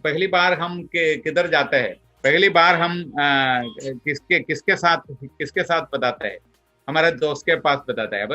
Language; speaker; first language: Hindi; non-native, local second language; Malayalam